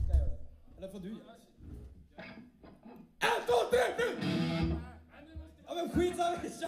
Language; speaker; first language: Swedish; native; Swedish